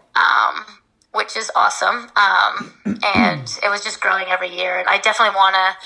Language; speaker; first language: English; native; English